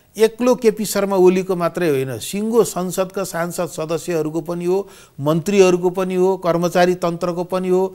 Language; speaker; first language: Nepali; native; Nepali